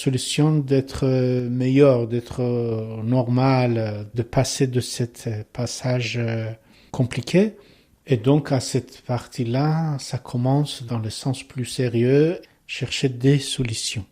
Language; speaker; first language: French; non-native, learner; Persian